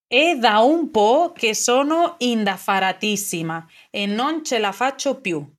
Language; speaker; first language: Italian; non-native, fluent; Spanish